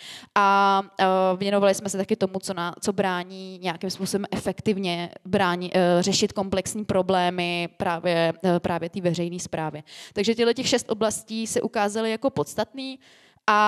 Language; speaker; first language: Czech; native; Czech